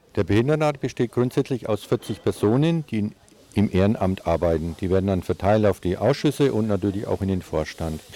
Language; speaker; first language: German; native; German